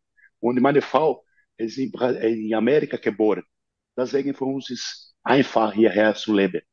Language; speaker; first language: German; non-native, learner; Portuguese